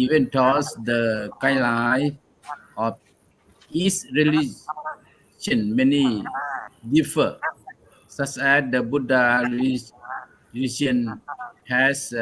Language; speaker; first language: English; non-native, learner; Thai